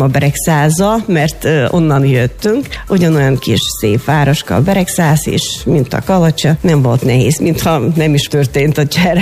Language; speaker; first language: Hungarian; non-native, fluent; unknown